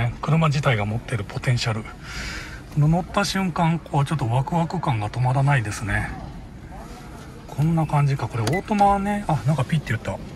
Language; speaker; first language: Japanese; native; Japanese